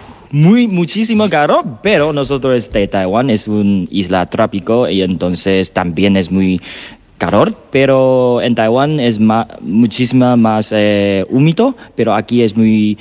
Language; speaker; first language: Spanish; non-native, learner; Chinese